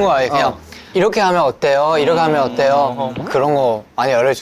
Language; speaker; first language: Korean; non-native, learner; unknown